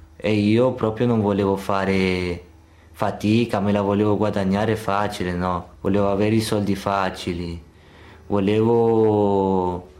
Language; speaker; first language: Italian; early bilingual, other home language; Spanish